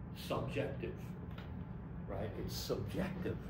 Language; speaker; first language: English; native; English